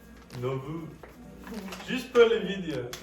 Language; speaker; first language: French; non-native, learner; English